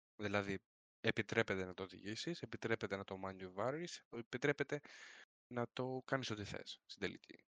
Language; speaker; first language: Greek; native; Greek